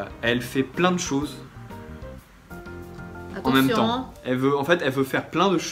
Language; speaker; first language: French; native; French